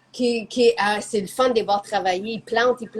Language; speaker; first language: French; native; French